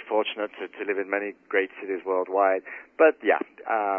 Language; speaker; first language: English; native; English